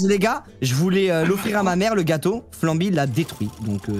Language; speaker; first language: French; native; French